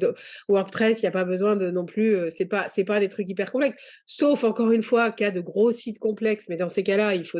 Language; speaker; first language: French; native; French